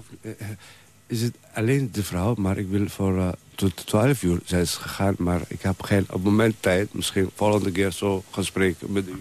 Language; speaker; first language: Dutch; non-native, learner; Somali